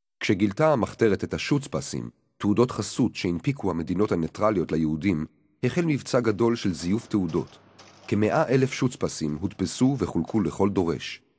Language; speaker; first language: Hebrew; native; Hebrew